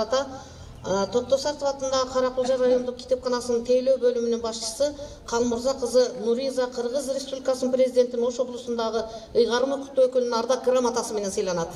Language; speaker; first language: Kyrgyz; native; Kyrgyz